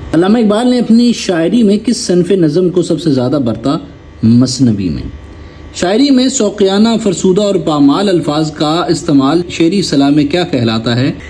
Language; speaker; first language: Urdu; non-native, local second language; Punjabi